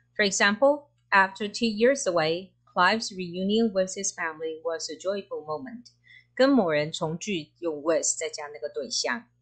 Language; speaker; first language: English; non-native, fluent; Chinese